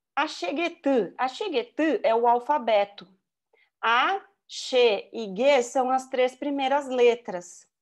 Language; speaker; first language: Portuguese; native; Portuguese